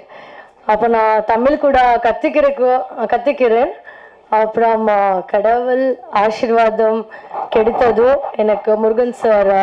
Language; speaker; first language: Tamil; non-native, learner; Kannada